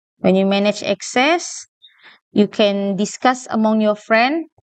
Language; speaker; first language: English; non-native, local second language; Malay